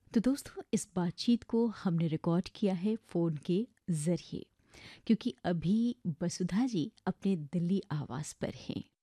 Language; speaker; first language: Hindi; native; Hindi